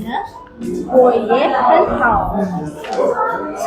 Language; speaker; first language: Chinese; non-native, learner; Indonesian